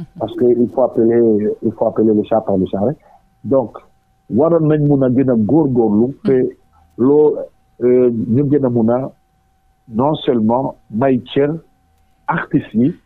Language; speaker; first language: Wolof; non-native, local second language; Jola-Fonyi